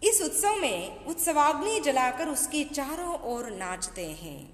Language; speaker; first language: Hindi; non-native, local second language; Kannada